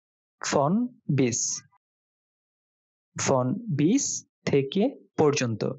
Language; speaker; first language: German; non-native, fluent; Bangla